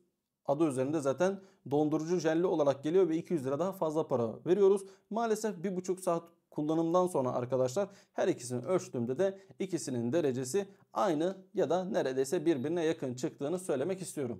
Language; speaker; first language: Turkish; native; Turkish